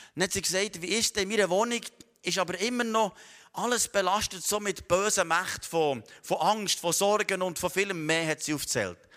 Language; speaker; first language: German; native; German